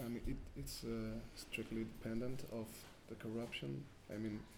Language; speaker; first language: English; non-native, fluent; Spanish